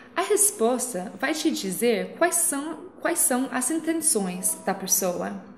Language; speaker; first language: Portuguese; non-native, fluent; English